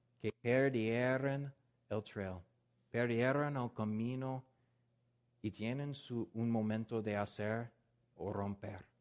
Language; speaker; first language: Spanish; non-native, learner; English